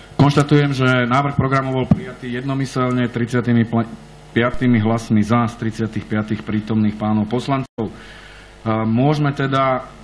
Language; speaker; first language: Slovak; native; Slovak